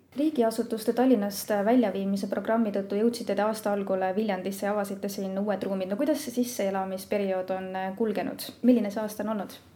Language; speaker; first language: Estonian; native; Estonian